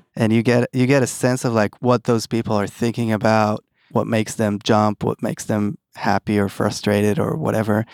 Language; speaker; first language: English; early bilingual, other home language; Hebrew